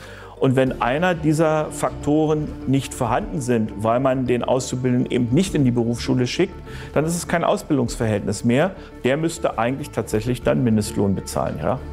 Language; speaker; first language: German; native; German